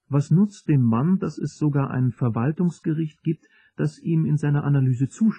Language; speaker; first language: German; native; German